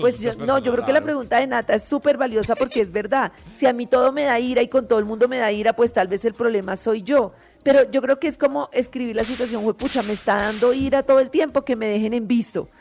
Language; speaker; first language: Spanish; native; Spanish